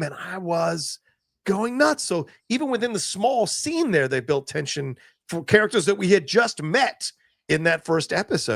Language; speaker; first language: English; native; English